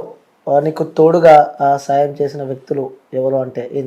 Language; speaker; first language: Telugu; native; Telugu